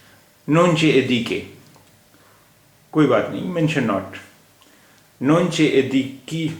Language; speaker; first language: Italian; non-native, fluent; Hindi